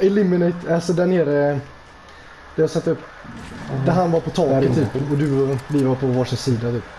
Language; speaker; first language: Swedish; early bilingual, other home language; Turkish